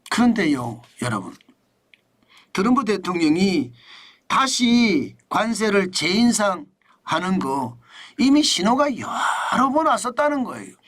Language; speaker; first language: Korean; native; Korean